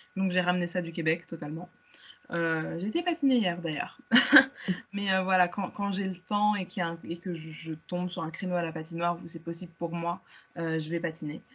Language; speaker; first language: French; native; French